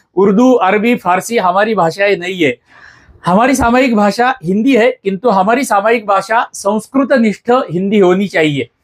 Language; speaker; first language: Hindi; non-native, local second language; Marathi